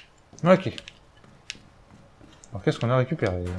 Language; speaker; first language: French; native; French